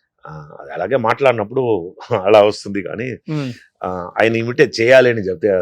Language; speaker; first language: Telugu; non-native, fluent; Tamil